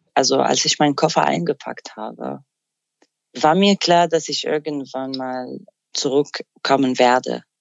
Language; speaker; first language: German; non-native, fluent; Arabic